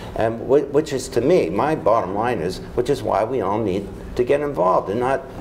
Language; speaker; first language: English; native; English